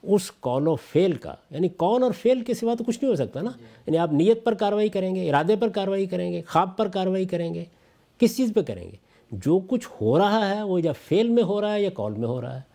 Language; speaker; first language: Urdu; non-native, local second language; Punjabi